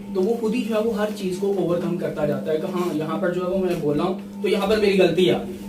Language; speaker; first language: Urdu; non-native, local second language; Punjabi